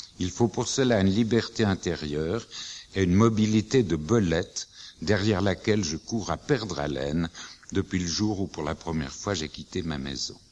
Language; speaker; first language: French; native; French